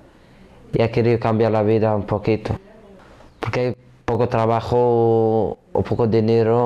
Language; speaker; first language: Spanish; non-native, learner; Arabic